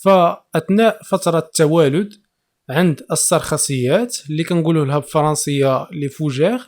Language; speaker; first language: Arabic; native; Arabic